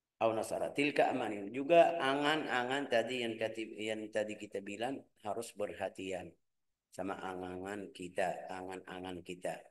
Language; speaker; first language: Malay; non-native, fluent; Arabic